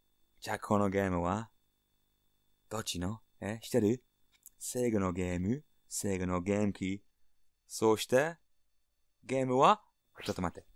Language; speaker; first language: Japanese; non-native, learner; English